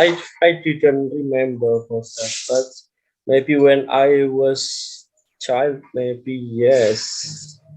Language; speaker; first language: English; non-native, learner; Indonesian